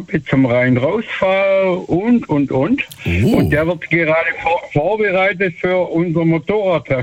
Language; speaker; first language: German; native; German